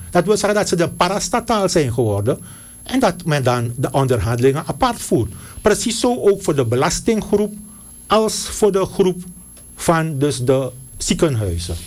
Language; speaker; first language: Dutch; native; Dutch